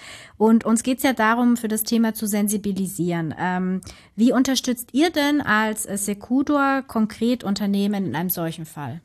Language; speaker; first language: German; native; German